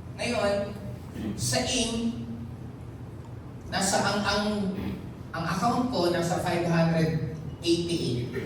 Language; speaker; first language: Filipino; non-native, local second language; Bikol